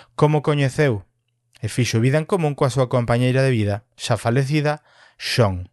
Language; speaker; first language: Galician; native; Galician